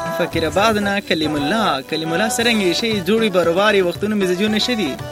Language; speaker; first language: Pashto; non-native, local second language; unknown